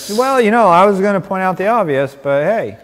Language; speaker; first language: English; native; English